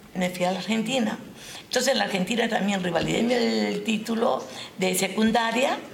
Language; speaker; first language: Spanish; non-native, local second language; Japanese